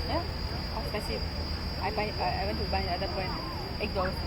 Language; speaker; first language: English; non-native, learner; Tamil